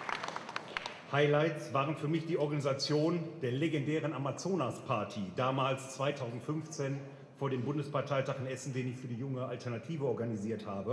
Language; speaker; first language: German; native; German